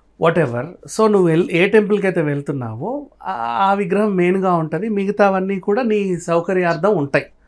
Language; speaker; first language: Telugu; native; Telugu